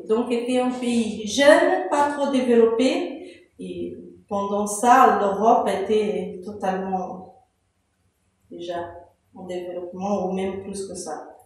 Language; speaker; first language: French; non-native, fluent; Portuguese